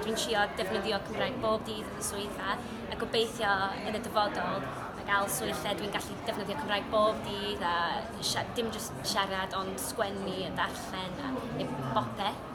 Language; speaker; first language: Welsh; non-native, local second language; English